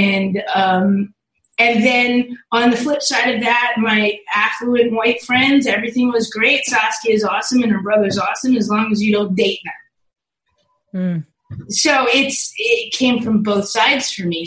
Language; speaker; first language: English; native; English